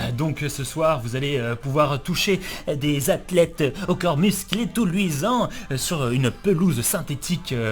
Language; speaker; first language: French; native; French